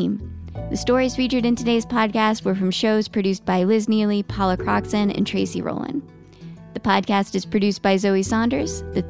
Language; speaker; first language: English; native; English